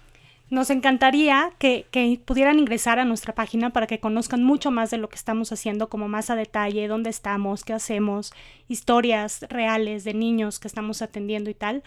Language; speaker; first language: Spanish; native; Spanish